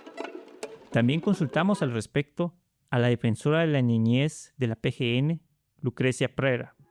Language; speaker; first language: Spanish; native; Spanish